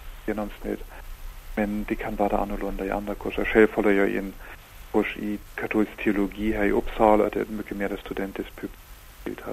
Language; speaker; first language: Swedish; non-native, fluent; German